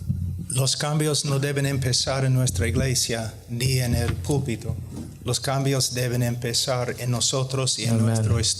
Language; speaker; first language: Spanish; non-native, fluent; English